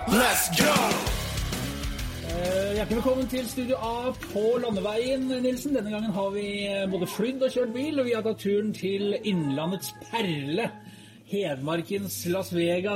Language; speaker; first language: Norwegian; native; Norwegian